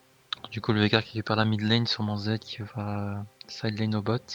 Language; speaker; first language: French; native; French